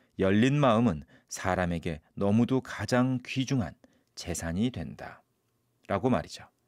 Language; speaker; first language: Korean; native; Korean